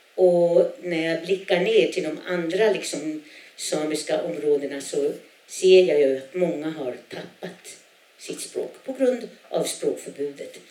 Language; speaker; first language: Swedish; non-native, local second language; Northern Sami